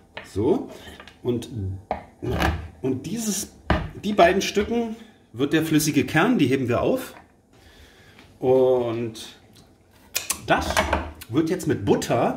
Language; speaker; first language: German; native; German